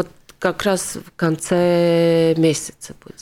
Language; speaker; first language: Russian; non-native, local second language; Latvian